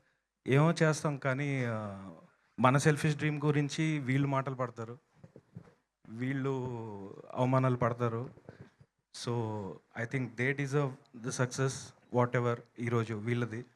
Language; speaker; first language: Telugu; native; Telugu